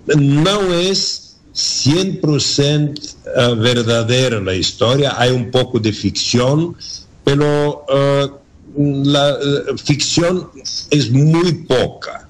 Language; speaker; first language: Spanish; non-native, learner; Bulgarian